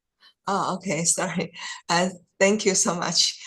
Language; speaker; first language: English; non-native, fluent; Chinese